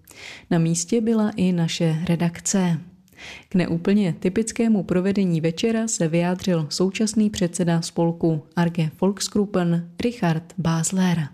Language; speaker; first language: Czech; native; Czech